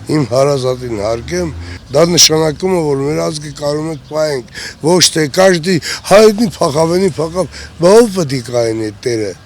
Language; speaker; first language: Armenian; native; Armenian